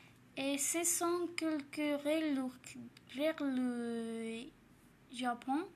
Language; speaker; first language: French; non-native, learner; Spanish